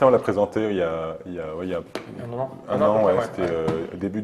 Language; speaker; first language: French; native; French